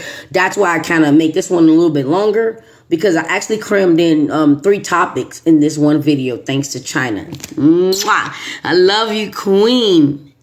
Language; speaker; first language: English; native; English